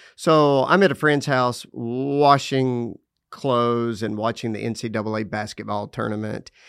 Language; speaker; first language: English; native; English